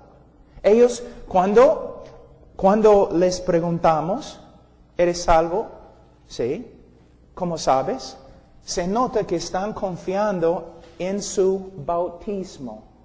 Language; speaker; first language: Spanish; non-native, fluent; English